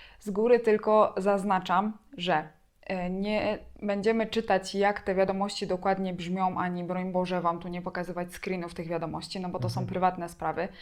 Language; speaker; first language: Polish; native; Polish